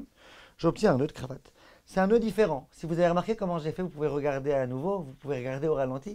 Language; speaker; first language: French; native; French